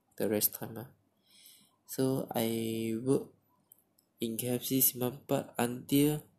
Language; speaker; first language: English; non-native, local second language; Chinese